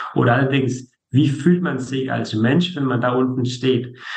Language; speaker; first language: German; non-native, fluent; Danish